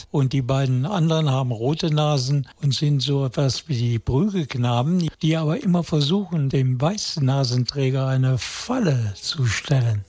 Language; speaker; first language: German; native; German